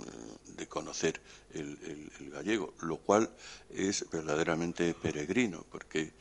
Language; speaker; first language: Spanish; native; Spanish